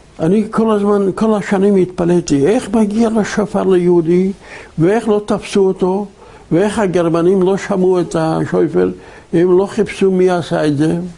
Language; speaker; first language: Hebrew; non-native, fluent; Yiddish